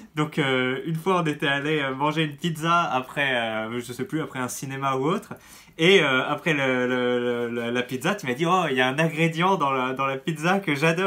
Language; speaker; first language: French; native; French